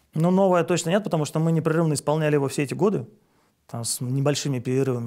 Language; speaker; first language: Russian; native; Russian